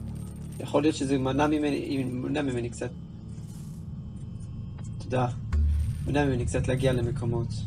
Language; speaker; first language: Hebrew; native; Hebrew